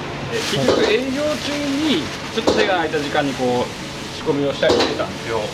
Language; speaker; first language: Japanese; native; Japanese